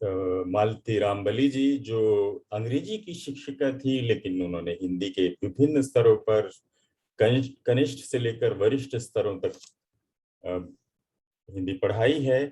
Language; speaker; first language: Hindi; native; Hindi